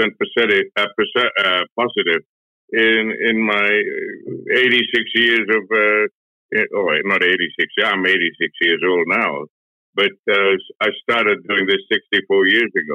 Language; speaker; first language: English; non-native, local second language; Tamil